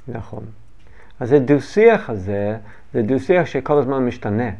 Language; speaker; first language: Hebrew; non-native, learner; English